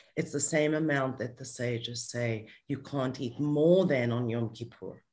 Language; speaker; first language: English; native; English